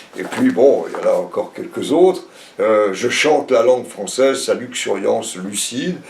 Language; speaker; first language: French; native; French